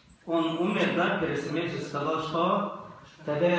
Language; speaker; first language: Russian; non-native, local second language; Tajik